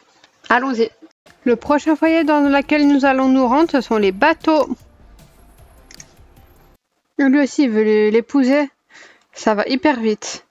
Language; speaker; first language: French; native; French